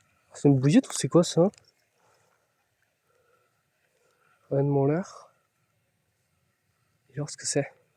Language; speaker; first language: French; native; French